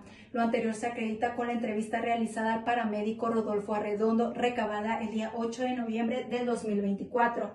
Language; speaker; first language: Spanish; native; Spanish